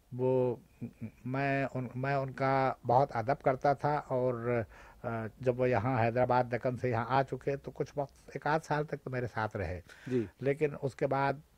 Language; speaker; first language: Urdu; native; Urdu